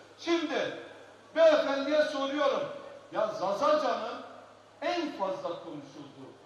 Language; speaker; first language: Turkish; non-native, local second language; Kurdish